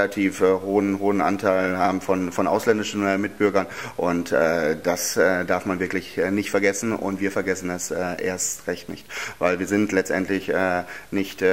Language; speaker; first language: German; native; German